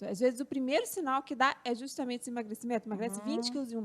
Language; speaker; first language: Portuguese; native; Portuguese